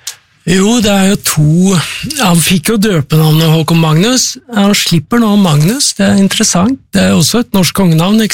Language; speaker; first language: Norwegian; native; Norwegian